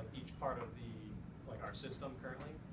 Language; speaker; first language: English; native; English